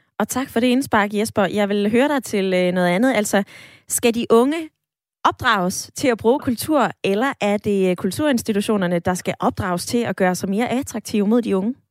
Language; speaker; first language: Danish; native; Danish